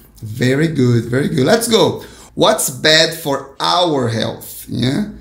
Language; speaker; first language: English; non-native, fluent; Portuguese